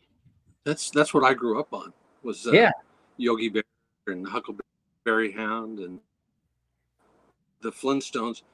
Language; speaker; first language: English; native; English